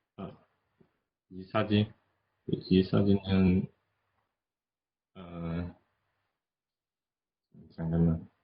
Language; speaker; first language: Korean; non-native, learner; Chinese